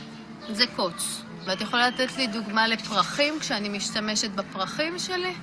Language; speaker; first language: Hebrew; native; Hebrew